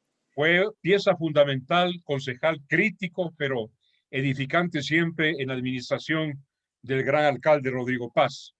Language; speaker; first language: Spanish; native; Spanish